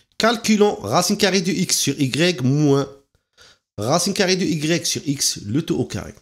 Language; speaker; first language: French; non-native, local second language; Arabic